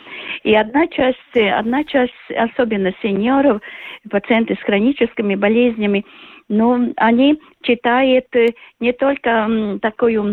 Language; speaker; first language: Russian; non-native, local second language; Latvian